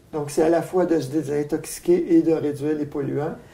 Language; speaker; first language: French; native; French